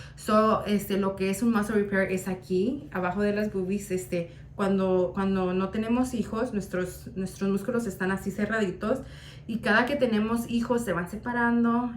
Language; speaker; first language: Spanish; early bilingual, heritage; Spanish